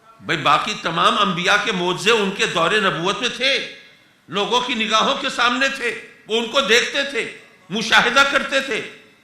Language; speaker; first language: Urdu; native; Urdu